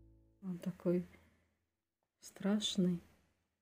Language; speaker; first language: Russian; non-native, local second language; Tajik